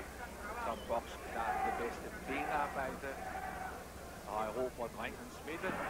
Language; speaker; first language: Danish; native; Danish